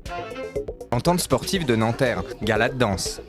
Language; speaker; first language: French; native; French